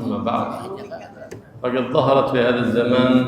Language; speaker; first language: Arabic; native; Arabic